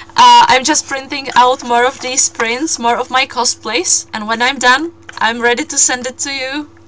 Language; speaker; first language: English; non-native, fluent; Czech